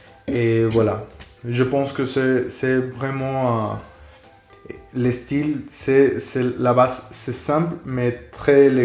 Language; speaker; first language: French; non-native, fluent; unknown